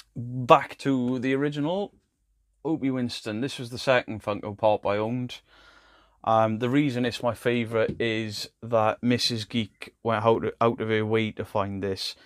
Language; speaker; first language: English; native; English